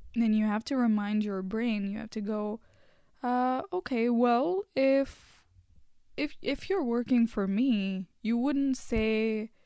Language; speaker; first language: English; non-native, local second language; Hindi